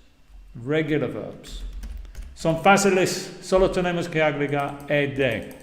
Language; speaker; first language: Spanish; non-native, fluent; English